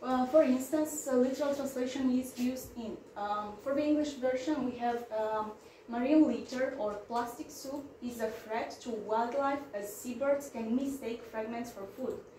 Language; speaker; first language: English; non-native, fluent; Romanian